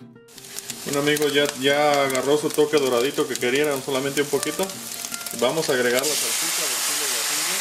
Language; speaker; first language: Spanish; native; Spanish